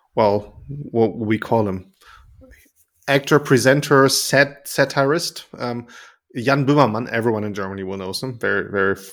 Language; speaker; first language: English; non-native, fluent; German